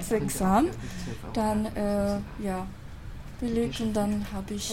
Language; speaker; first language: German; non-native, fluent; Japanese